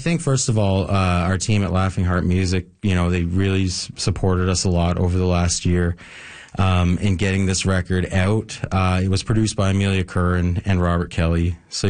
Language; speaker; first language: English; native; English